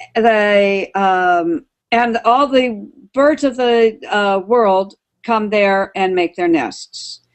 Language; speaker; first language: English; native; English